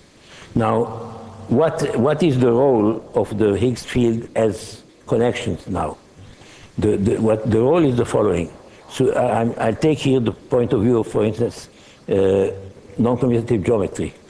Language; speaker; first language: English; non-native, fluent; Hebrew